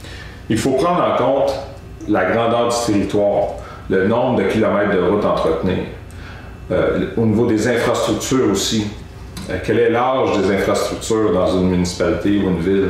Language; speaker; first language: French; native; French